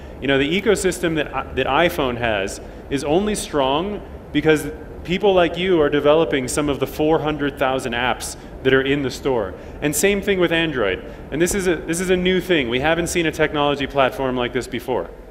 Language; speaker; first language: English; native; English